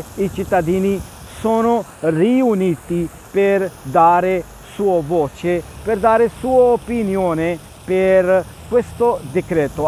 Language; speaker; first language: Italian; non-native, fluent; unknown